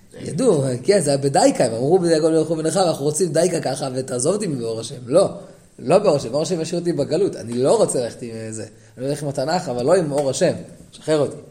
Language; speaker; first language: Hebrew; native; Hebrew